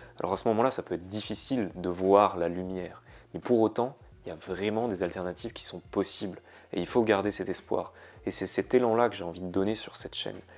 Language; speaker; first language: French; native; French